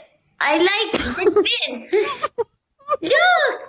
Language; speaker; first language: English; non-native, learner; Albanian